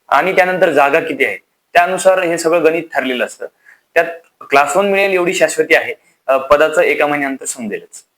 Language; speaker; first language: Marathi; native; Marathi